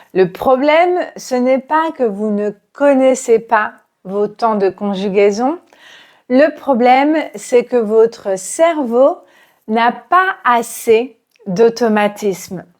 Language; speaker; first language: French; native; French